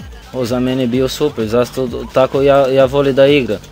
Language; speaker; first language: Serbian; non-native, learner; Portuguese